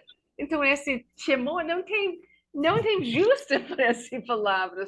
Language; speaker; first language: Portuguese; non-native, learner; English